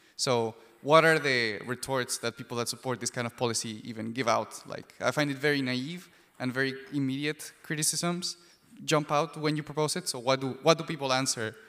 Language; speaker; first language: English; non-native, fluent; Dutch